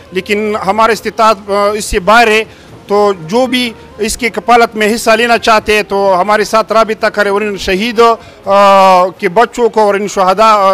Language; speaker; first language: Urdu; non-native, local second language; Pashto